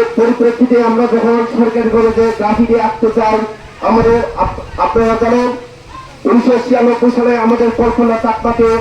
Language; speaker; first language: Bangla; non-native, local second language; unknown